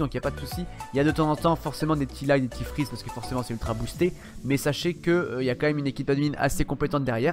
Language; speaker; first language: French; native; French